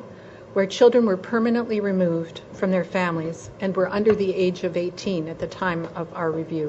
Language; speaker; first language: English; native; English